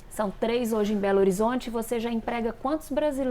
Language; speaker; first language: Portuguese; native; Portuguese